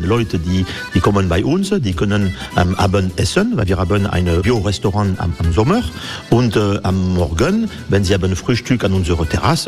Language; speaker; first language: German; non-native, learner; French